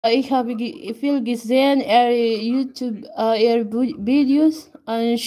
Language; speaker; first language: German; non-native, learner; Filipino